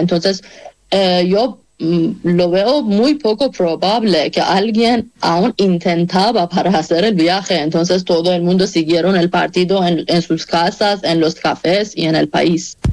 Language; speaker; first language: Spanish; non-native, fluent; Persian